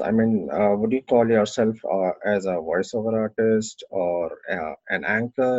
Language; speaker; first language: English; non-native, local second language; Hindi